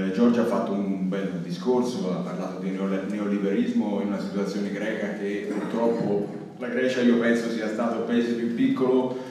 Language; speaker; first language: Italian; native; Italian